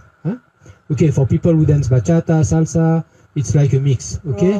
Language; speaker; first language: English; non-native, learner; French